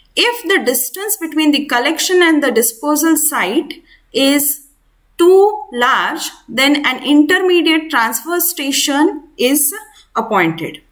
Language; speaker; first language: English; non-native, local second language; Kannada